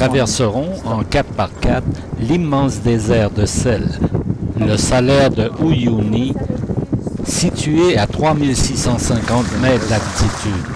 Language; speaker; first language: French; native; French